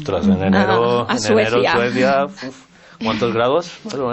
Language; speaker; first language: Spanish; native; Spanish